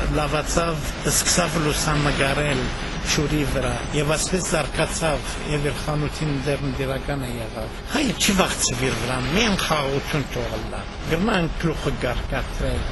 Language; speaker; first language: Armenian; early bilingual, heritage; Armenian